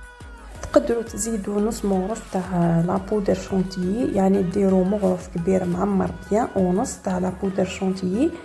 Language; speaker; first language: Arabic; native; Arabic